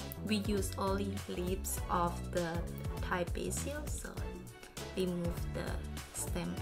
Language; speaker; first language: English; non-native, learner; Thai